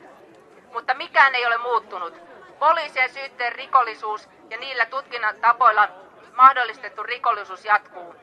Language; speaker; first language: Finnish; native; Finnish